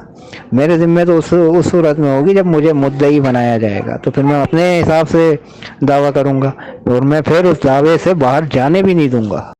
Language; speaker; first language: Urdu; native; Urdu